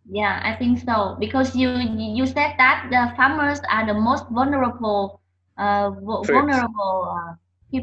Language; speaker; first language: English; non-native, learner; Vietnamese